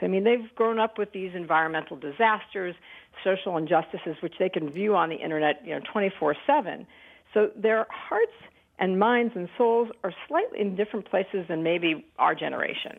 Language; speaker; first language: English; native; English